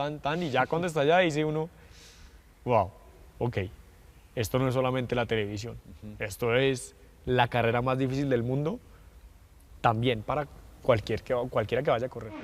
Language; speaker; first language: Spanish; native; Spanish